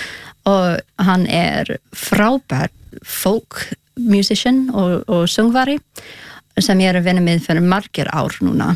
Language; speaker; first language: Icelandic; non-native, learner; Spanish